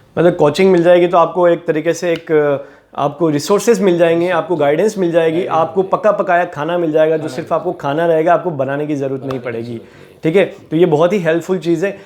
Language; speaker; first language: Hindi; native; Hindi